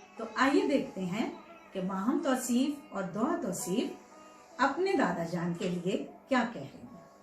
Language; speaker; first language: Urdu; native; Urdu